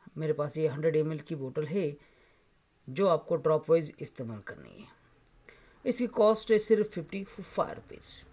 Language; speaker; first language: Hindi; non-native, local second language; Marathi